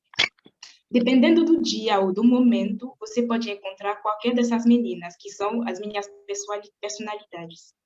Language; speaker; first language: Portuguese; non-native, fluent; French